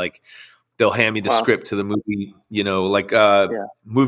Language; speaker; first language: English; native; English